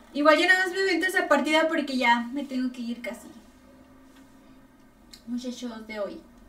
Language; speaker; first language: Spanish; native; Spanish